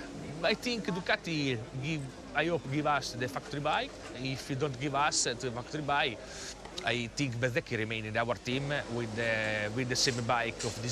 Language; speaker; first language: English; non-native, learner; Italian